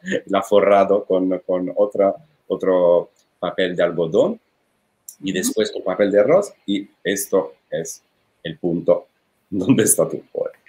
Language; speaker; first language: Spanish; non-native, fluent; Italian